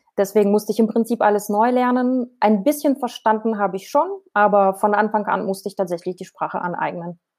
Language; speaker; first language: German; non-native, fluent; Russian